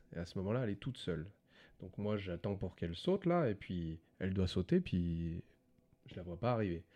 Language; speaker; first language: French; native; French